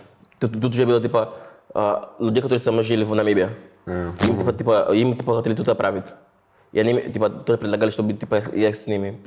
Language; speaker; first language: Russian; non-native, fluent; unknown